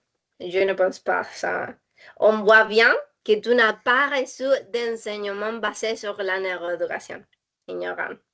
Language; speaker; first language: French; non-native, learner; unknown